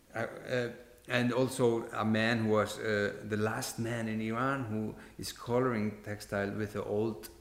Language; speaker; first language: English; non-native, fluent; Icelandic